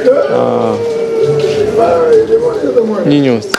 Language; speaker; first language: Spanish; non-native, learner; Vietnamese